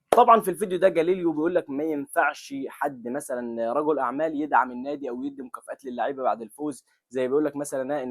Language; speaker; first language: Arabic; native; Arabic